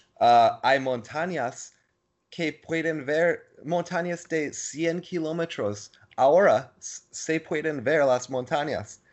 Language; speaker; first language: Spanish; non-native, learner; English